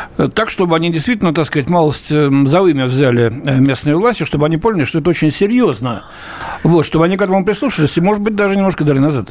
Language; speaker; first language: Russian; native; Russian